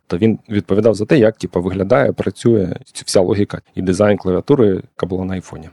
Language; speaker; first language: Ukrainian; non-native, local second language; Russian